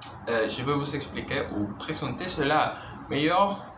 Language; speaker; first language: French; non-native, learner; Spanish